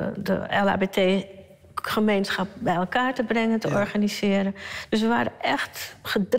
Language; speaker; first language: Dutch; early bilingual, other home language; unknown